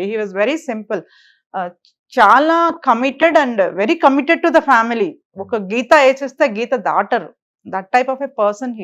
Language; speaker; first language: Telugu; native; Telugu